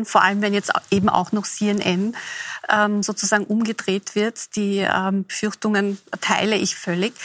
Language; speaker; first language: German; native; German